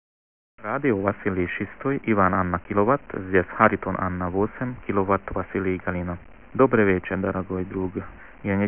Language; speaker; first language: Russian; non-native, learner; Hungarian